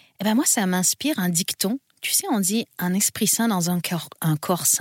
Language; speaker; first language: French; native; French